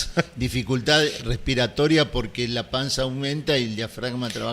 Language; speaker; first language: Spanish; native; Spanish